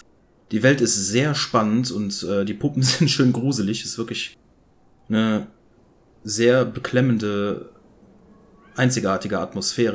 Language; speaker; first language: German; native; German